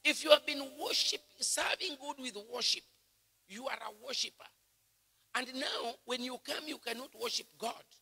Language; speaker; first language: English; non-native, local second language; Swahili